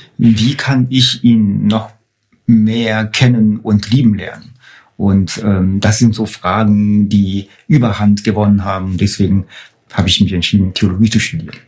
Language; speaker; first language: German; non-native, fluent; Chinese